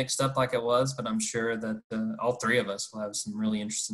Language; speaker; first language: English; native; English